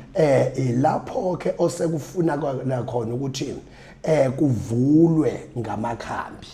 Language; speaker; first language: Zulu; native; Zulu